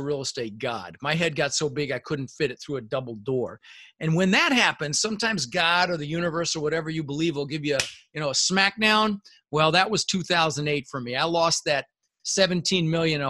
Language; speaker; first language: English; early bilingual, other home language; Dutch